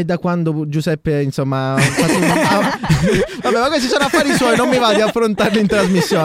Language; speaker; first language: Italian; native; Italian